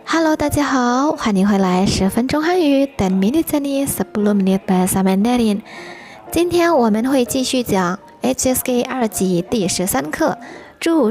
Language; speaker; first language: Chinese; non-native, fluent; Indonesian